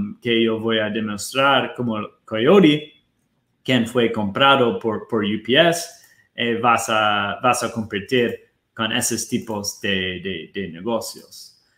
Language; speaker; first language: Spanish; non-native, fluent; Portuguese